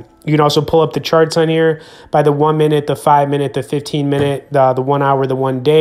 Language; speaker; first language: English; native; English